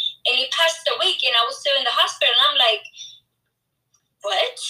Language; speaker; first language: English; non-native, fluent; Spanish